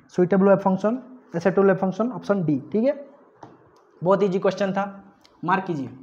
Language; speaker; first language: Hindi; non-native, local second language; Odia